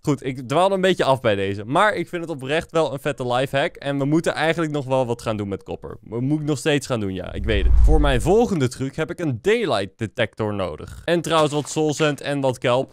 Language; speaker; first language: Dutch; native; Dutch